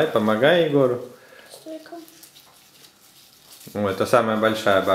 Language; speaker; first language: Russian; native; Russian